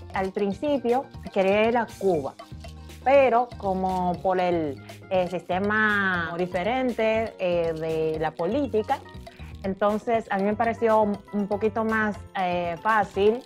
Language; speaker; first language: Spanish; non-native, fluent; Japanese